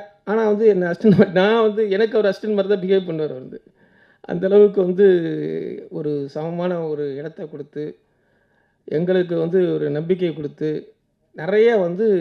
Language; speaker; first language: Tamil; native; Tamil